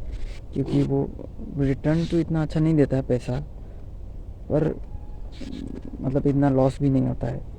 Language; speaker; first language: Hindi; non-native, local second language; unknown